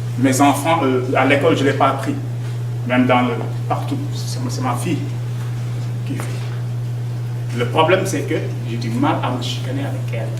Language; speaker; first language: French; non-native, local second language; Wolof